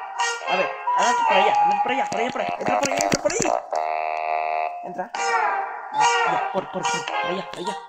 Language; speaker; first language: Spanish; native; Spanish